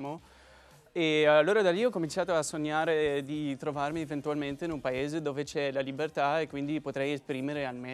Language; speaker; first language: Italian; non-native, fluent; Arabic